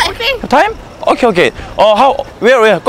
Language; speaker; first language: English; non-native, learner; Korean